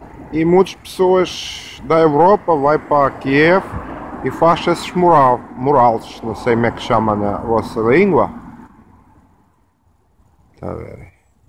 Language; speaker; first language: Portuguese; non-native, learner; Ukrainian